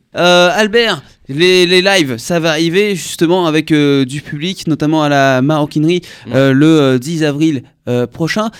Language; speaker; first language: French; native; French